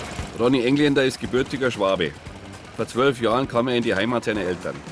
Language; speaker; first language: German; native; German